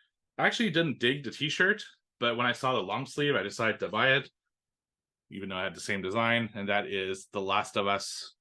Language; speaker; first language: English; native; English